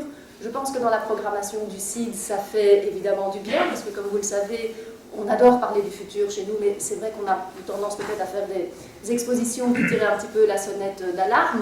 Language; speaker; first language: French; native; French